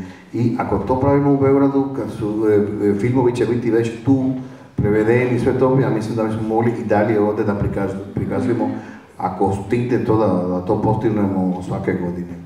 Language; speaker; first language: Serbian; non-native, fluent; Spanish